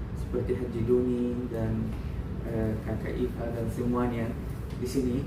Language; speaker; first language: Indonesian; non-native, fluent; Arabic